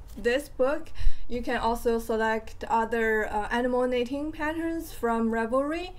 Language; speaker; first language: English; non-native, fluent; Chinese